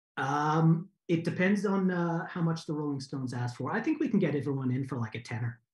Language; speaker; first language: English; native; English